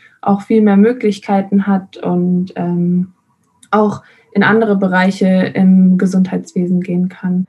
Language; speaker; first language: German; non-native, fluent; Spanish